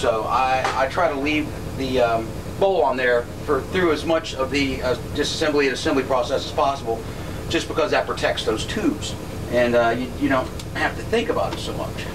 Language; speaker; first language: English; native; English